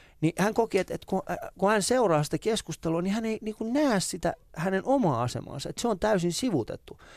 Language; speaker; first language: Finnish; early bilingual, other home language; Persian